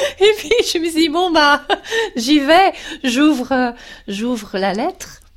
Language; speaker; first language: French; non-native, fluent; English